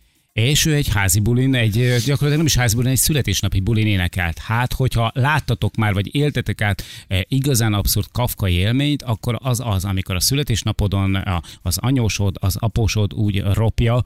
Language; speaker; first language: Hungarian; native; Hungarian